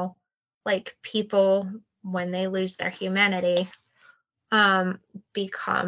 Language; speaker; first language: English; native; English